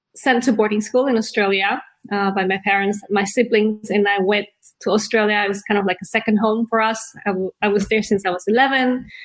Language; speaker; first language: English; early bilingual, other home language; Indonesian